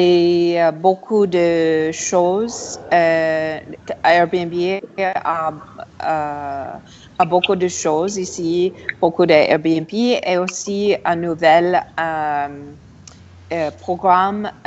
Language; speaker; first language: French; non-native, learner; English